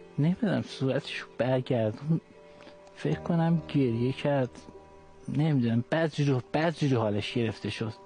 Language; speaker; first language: Persian; non-native, local second language; Azerbaijani